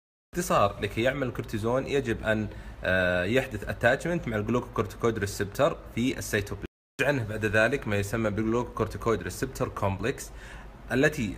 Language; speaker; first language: Arabic; native; Arabic